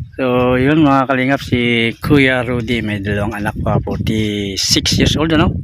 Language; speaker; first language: Filipino; native; Filipino